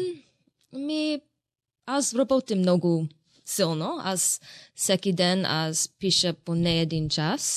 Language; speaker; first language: Bulgarian; non-native, learner; English